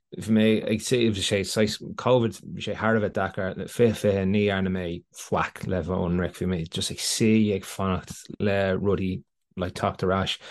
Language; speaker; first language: Irish; non-native, local second language; English